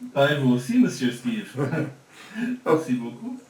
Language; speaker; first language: French; early bilingual, heritage; French